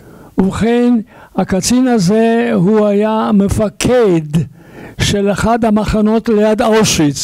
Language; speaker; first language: Hebrew; non-native, fluent; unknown